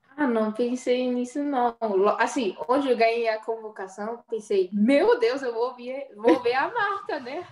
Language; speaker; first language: Portuguese; early bilingual, heritage; Portuguese